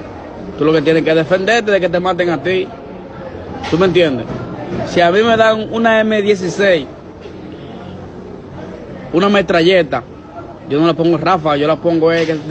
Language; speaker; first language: Spanish; native; Spanish